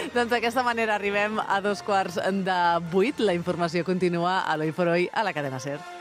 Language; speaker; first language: Catalan; native; Catalan